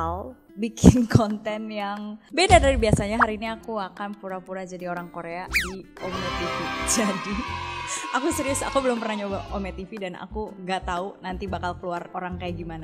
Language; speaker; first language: Indonesian; non-native, fluent; Korean